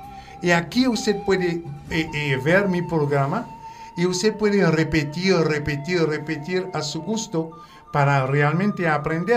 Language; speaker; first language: Spanish; non-native, fluent; French